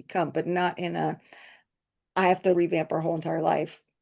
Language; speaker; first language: English; native; English